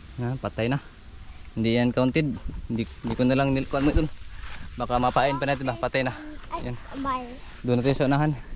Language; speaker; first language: Filipino; non-native, local second language; Cebuano